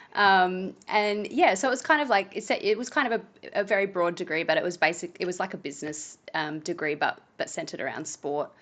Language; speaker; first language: English; native; English